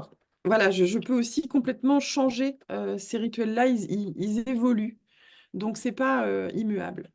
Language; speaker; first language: French; native; French